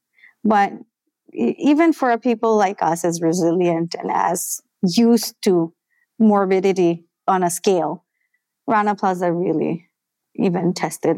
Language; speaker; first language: English; non-native, local second language; Bangla